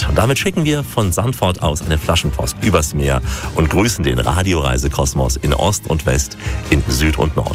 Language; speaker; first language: German; native; German